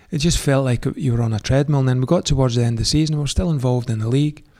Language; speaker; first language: English; native; English